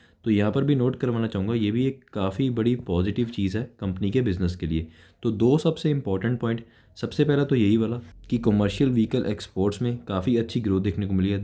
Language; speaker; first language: Hindi; native; Hindi